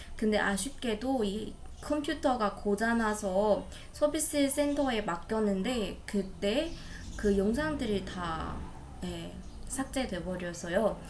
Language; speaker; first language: Korean; non-native, fluent; Burmese